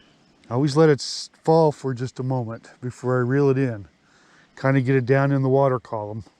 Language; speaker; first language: English; native; English